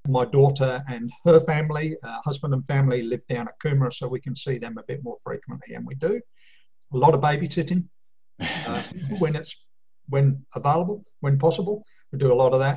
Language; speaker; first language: English; native; English